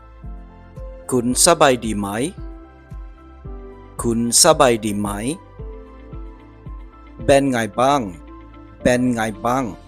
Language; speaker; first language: Thai; non-native, learner; English